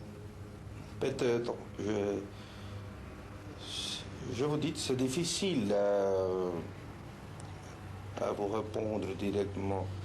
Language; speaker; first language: French; non-native, fluent; Spanish